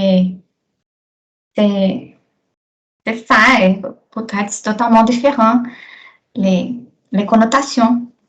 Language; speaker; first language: French; non-native, learner; Portuguese